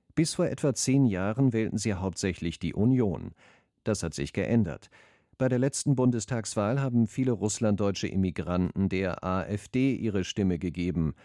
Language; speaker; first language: German; native; German